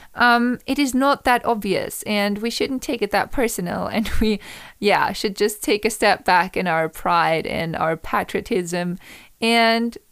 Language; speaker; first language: English; non-native, fluent; German